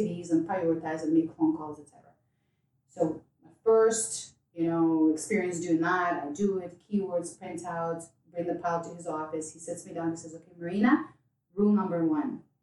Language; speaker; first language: English; non-native, fluent; Ukrainian